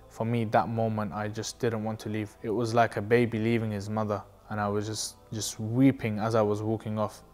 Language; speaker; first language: English; native; English